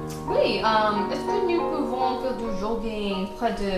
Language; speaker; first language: French; non-native, learner; English